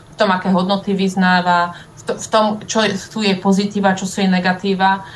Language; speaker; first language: Slovak; native; Slovak